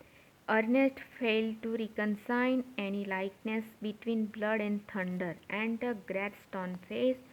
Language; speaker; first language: English; non-native, local second language; Gujarati